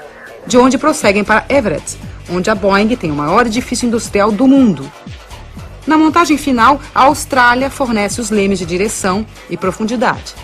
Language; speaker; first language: Portuguese; native; Portuguese